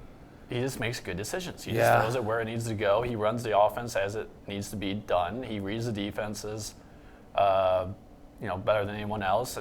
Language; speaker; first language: English; native; English